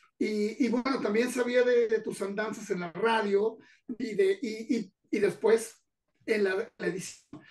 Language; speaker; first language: Spanish; native; Spanish